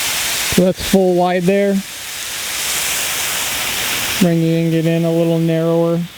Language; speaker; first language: English; native; English